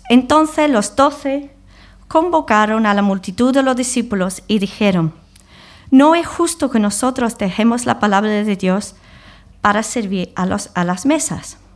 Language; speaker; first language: Spanish; non-native, fluent; English